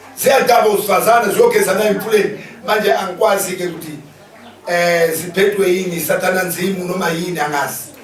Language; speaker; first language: Zulu; non-native, local second language; Northern Sotho